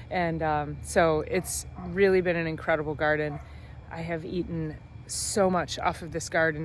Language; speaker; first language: English; native; English